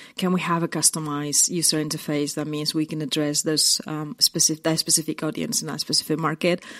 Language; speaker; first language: English; non-native, fluent; Spanish